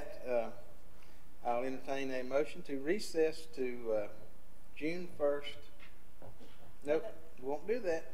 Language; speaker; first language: English; native; English